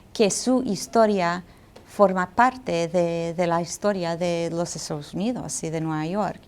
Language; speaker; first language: Spanish; non-native, fluent; English